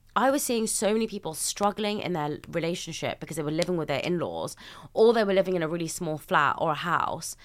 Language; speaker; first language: English; early bilingual, other home language; Hindi